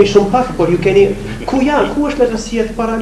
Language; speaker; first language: Albanian; non-native, fluent; English